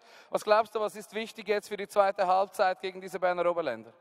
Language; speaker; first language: German; native; German